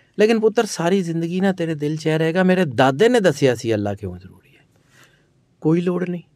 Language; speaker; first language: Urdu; non-native, local second language; Punjabi